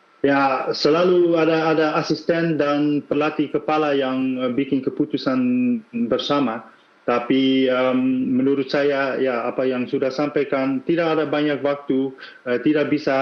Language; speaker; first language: Indonesian; non-native, fluent; Dutch